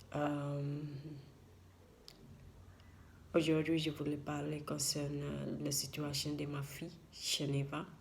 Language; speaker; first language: French; non-native, learner; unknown